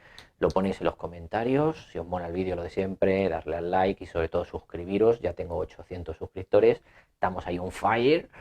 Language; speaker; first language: Spanish; native; Spanish